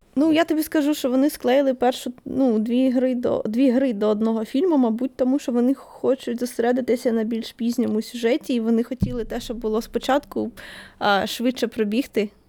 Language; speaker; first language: Ukrainian; native; Ukrainian